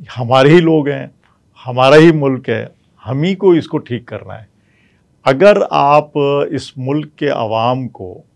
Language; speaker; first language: Urdu; native; Urdu